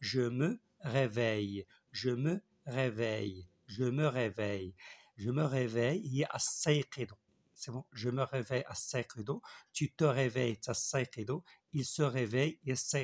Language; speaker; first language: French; non-native, local second language; Arabic